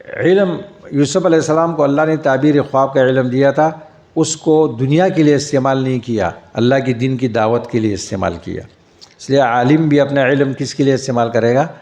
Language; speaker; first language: Urdu; non-native, local second language; Pashto